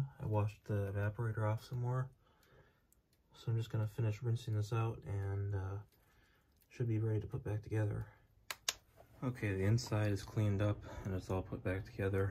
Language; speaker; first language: English; native; English